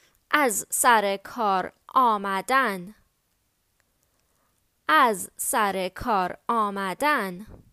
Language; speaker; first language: Persian; native; Persian